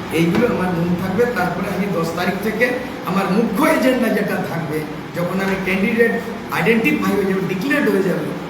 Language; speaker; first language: Bangla; non-native, local second language; Santali